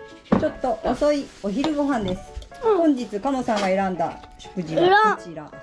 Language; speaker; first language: Japanese; native; Japanese